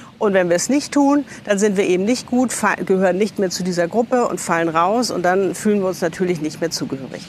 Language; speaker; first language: German; native; German